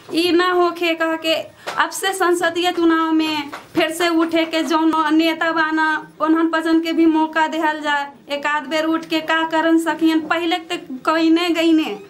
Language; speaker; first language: Bhojpuri; native; Bhojpuri